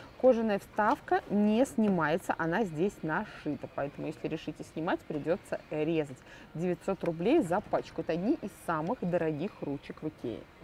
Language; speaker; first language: Russian; native; Russian